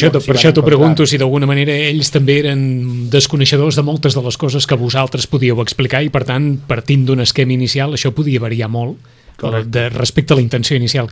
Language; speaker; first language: Catalan; native; Catalan